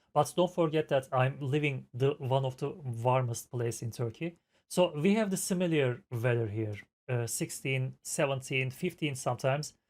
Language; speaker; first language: English; non-native, fluent; Turkish